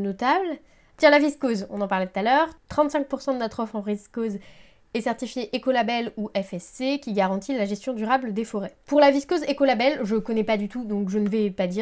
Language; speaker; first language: French; native; French